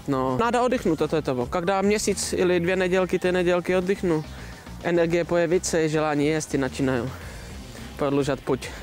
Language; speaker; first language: Russian; non-native, learner; Czech